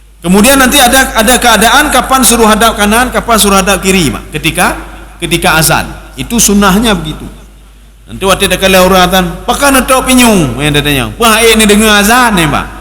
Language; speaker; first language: Malay; non-native, local second language; Achinese